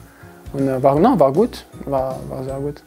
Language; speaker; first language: German; non-native, learner; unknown